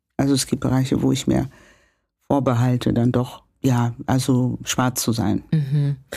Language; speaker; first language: German; non-native, fluent; Kinyarwanda